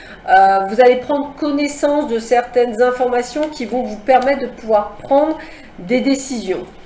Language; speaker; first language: French; native; French